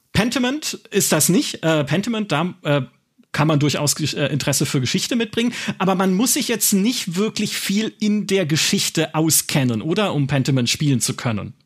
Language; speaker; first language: German; native; German